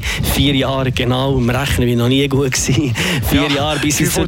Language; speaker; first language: German; native; German